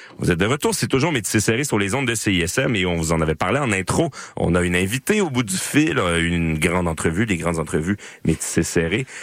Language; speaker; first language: French; native; French